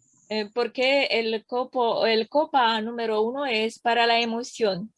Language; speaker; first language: Spanish; non-native, learner; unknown